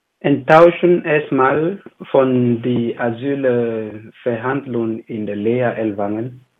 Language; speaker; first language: German; non-native, fluent; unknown